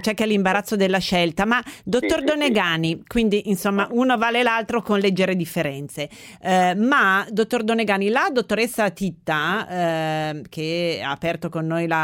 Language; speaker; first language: Italian; native; Italian